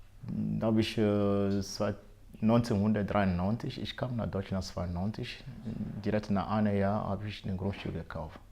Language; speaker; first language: German; non-native, fluent; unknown